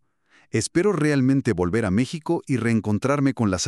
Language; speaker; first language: Spanish; native; Spanish